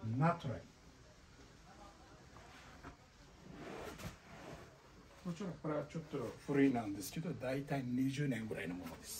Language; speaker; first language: Japanese; non-native, fluent; Turkish